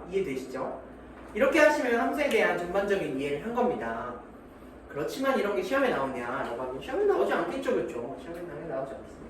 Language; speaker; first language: Korean; native; Korean